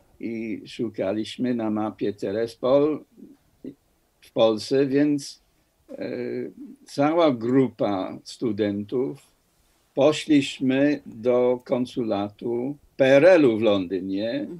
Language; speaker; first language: Polish; non-native, fluent; English